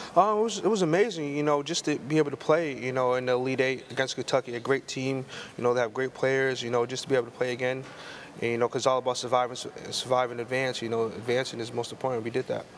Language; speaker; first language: English; native; English